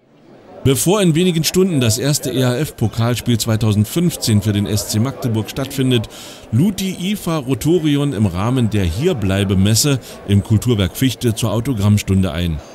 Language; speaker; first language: German; native; German